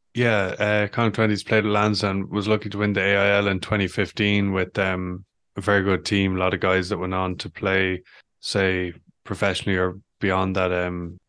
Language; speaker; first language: English; native; English